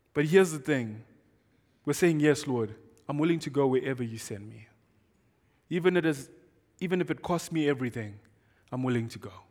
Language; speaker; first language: English; non-native, local second language; Shona